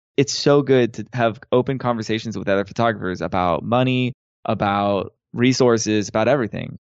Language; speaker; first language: English; native; English